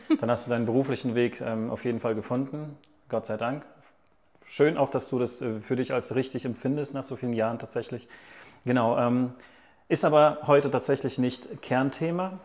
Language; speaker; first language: German; native; German